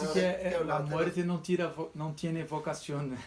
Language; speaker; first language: Spanish; non-native, learner; Portuguese